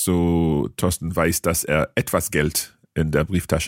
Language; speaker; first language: German; non-native, learner; English